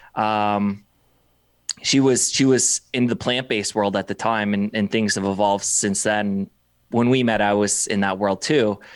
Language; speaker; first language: English; native; English